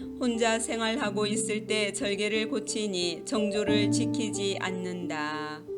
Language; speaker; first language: Korean; native; Korean